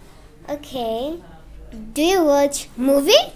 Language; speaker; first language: English; non-native, learner; Bangla